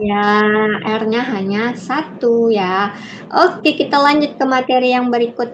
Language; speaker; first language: Indonesian; native; Indonesian